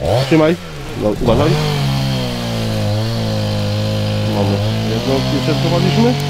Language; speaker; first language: Polish; native; Polish